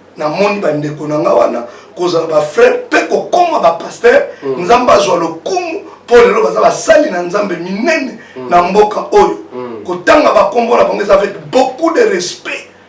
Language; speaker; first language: Lingala; early bilingual, other home language; Kongo